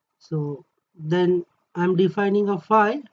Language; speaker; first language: English; non-native, local second language; Marathi